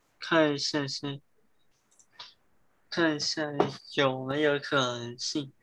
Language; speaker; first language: Chinese; early bilingual, heritage; Chinese